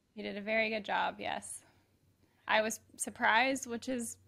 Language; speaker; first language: English; native; English